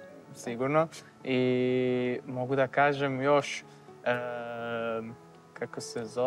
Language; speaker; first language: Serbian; non-native, fluent; Turkish